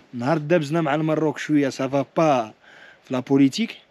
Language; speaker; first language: French; non-native, local second language; Arabic